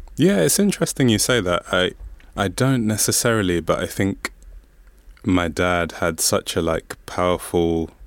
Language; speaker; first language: English; non-native, local second language; Bemba